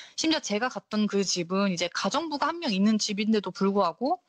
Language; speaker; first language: Korean; native; Korean